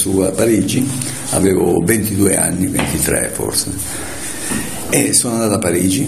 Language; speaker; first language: Italian; native; Italian